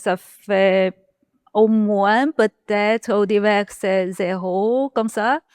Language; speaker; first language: French; non-native, learner; Chinese